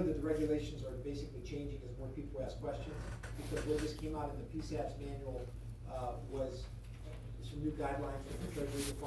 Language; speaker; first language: English; native; English